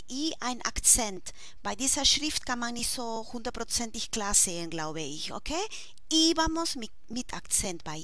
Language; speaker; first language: German; non-native, fluent; Spanish